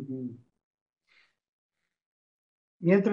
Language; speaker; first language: Spanish; non-native, fluent; English